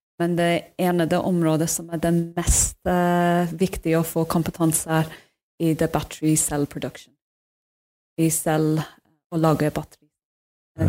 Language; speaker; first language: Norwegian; non-native, fluent; English